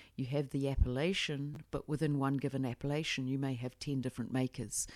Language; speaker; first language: English; native; English